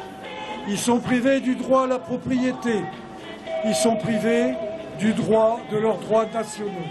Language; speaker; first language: French; native; French